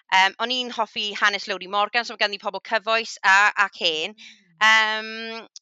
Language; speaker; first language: Welsh; native; Welsh